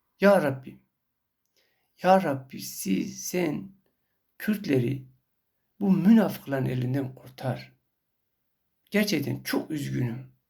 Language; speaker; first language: Turkish; non-native, local second language; Kurdish